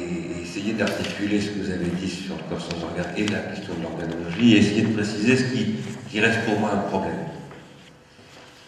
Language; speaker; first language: French; native; French